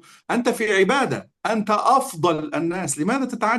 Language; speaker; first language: Arabic; native; Arabic